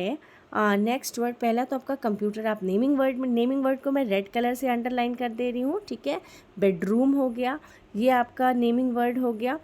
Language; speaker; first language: Hindi; native; Hindi